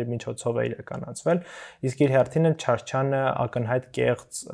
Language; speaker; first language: Armenian; native; Armenian